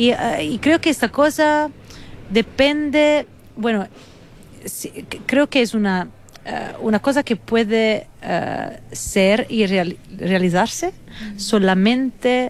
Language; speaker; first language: Spanish; non-native, fluent; Italian